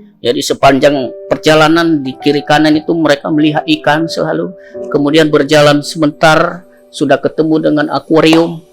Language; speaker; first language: Indonesian; non-native, local second language; Nias